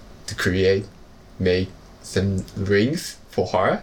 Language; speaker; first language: English; non-native, learner; Japanese